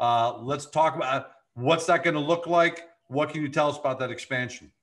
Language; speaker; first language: English; native; English